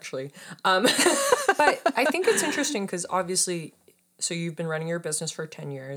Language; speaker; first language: English; native; English